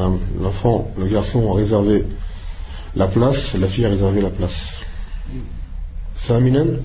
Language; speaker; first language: French; native; French